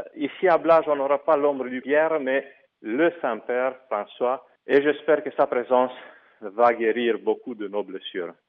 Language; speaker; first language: French; non-native, fluent; Romanian